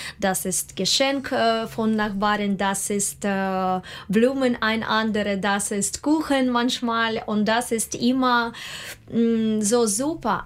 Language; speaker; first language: German; non-native, learner; Russian